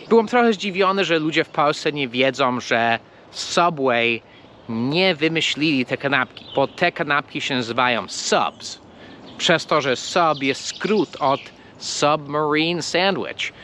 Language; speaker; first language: Polish; non-native, fluent; English